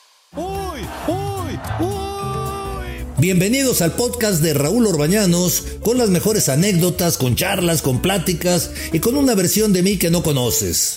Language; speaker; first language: Spanish; native; Spanish